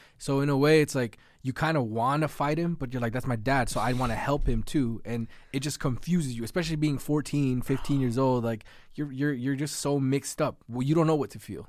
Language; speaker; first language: English; native; English